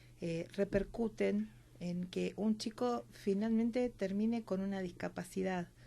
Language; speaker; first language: Spanish; native; Spanish